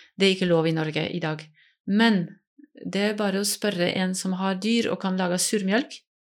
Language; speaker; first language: Norwegian; non-native, fluent; French